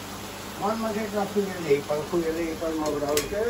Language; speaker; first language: Dutch; non-native, local second language; Caribbean Hindustani